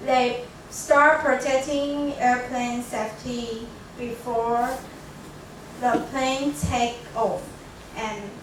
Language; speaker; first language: English; non-native, learner; Chinese